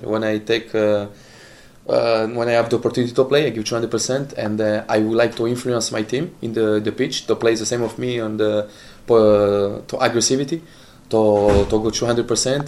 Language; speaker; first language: English; non-native, learner; Italian